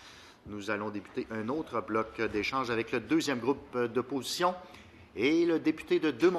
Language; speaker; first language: French; native; French